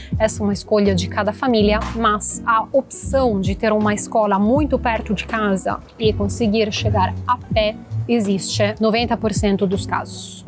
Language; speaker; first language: Portuguese; non-native, fluent; Italian